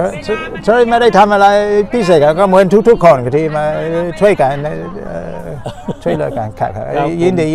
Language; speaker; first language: Thai; non-native, fluent; English